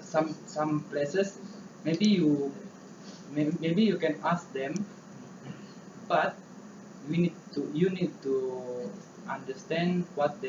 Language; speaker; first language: English; non-native, learner; Malay